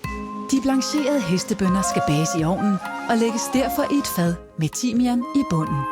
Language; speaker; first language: Danish; native; Danish